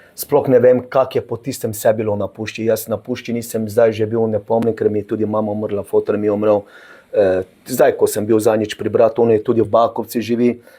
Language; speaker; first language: Slovenian; non-native, local second language; Romany